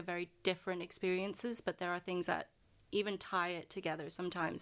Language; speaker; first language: English; non-native, local second language; Cantonese